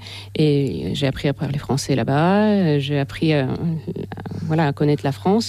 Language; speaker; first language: French; non-native, fluent; Russian